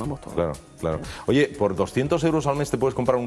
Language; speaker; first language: Spanish; native; Spanish